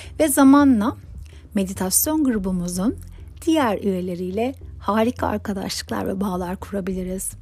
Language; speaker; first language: Turkish; native; Turkish